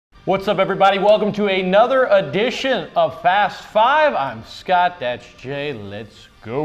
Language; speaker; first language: English; native; English